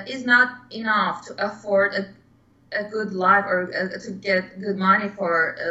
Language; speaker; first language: English; non-native, learner; Persian